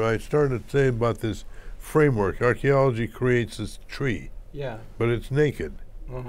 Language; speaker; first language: English; native; English